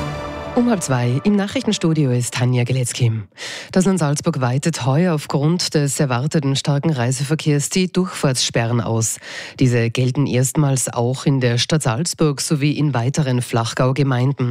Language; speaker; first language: German; native; German